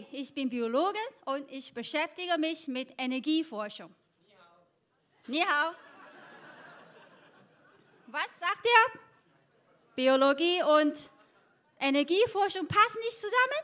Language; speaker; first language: German; non-native, fluent; Chinese